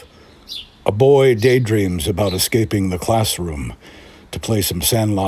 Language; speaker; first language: English; native; English